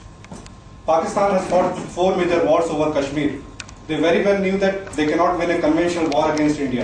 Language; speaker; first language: English; non-native, local second language; Hindi